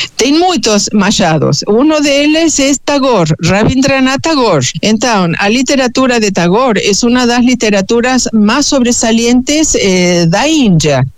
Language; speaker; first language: Portuguese; non-native, fluent; Spanish